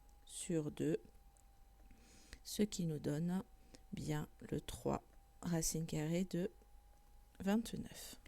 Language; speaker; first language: French; native; French